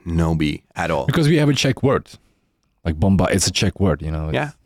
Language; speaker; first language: English; non-native, fluent; Czech